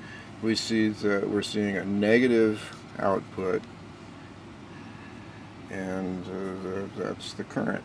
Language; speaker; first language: English; native; English